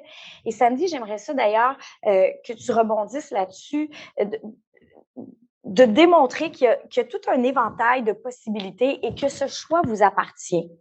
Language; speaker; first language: French; native; French